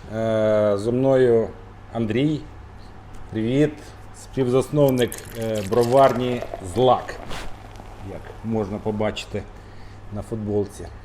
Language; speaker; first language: Ukrainian; non-native, local second language; Russian